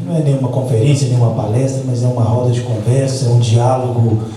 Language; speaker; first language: Portuguese; native; Portuguese